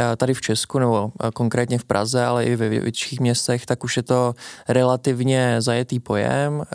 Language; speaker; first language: Czech; native; Czech